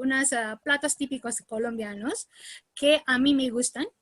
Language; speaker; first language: Spanish; non-native, learner; Indonesian